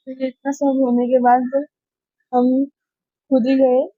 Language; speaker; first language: Hindi; non-native, local second language; Marathi